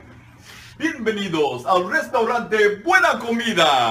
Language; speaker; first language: Spanish; non-native, learner; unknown